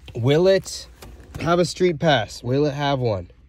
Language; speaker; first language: English; native; English